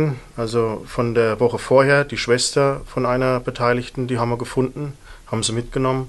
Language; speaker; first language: German; native; German